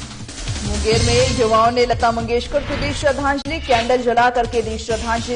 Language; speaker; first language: Hindi; native; Hindi